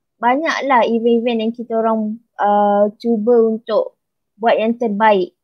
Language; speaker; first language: Malay; native; Malay